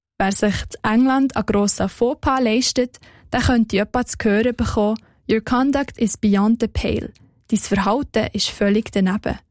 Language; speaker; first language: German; native; German